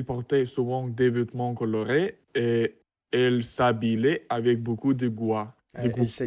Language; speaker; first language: French; non-native, learner; Russian